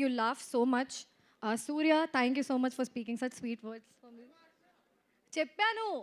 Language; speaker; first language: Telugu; non-native, learner; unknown